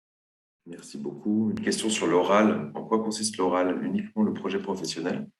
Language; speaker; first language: French; native; French